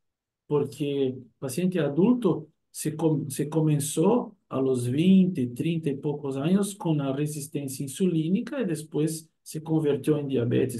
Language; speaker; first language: Spanish; non-native, fluent; Portuguese